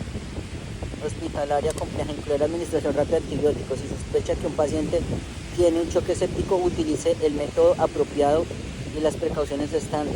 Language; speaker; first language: Spanish; native; Spanish